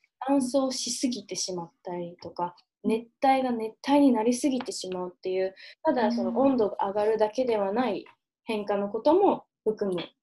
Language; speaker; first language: Japanese; early bilingual, heritage; Japanese